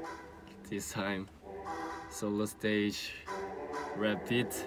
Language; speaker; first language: English; non-native, learner; Korean